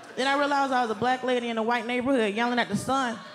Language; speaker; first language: English; native; English